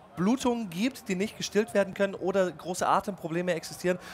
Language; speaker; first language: German; native; German